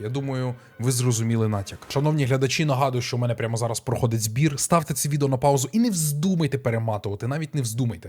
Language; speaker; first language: Ukrainian; native; Ukrainian